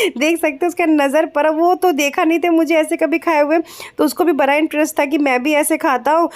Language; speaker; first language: Hindi; native; Hindi